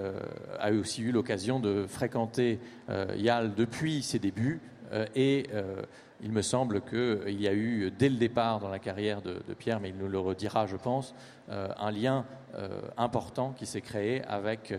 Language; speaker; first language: French; native; French